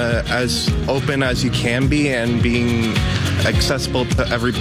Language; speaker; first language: English; native; English